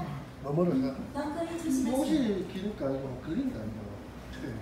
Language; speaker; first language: Korean; native; Korean